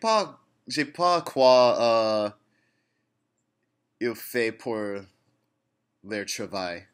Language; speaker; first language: French; non-native, learner; English